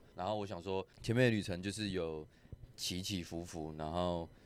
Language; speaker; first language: Chinese; non-native, local second language; Min Nan Chinese